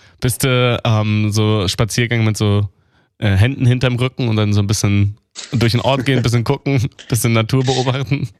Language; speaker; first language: German; native; German